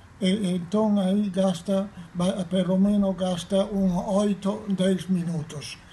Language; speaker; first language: Portuguese; non-native, fluent; Italian